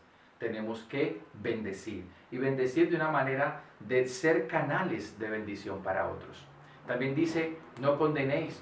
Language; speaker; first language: Spanish; native; Spanish